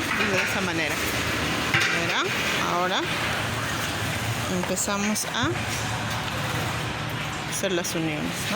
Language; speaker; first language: Spanish; native; Spanish